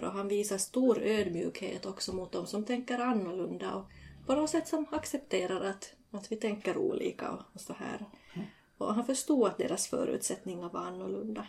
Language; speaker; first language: Swedish; native; Swedish